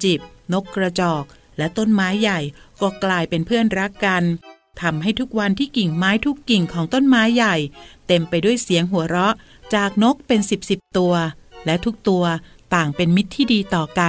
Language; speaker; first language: Thai; native; Thai